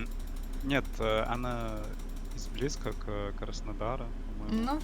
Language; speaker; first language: Russian; non-native, learner; English